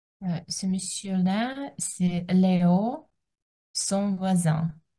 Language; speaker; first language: French; non-native, learner; Russian